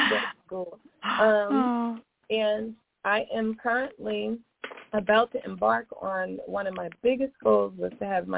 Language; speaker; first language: English; native; English